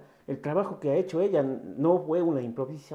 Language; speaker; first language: Spanish; native; Spanish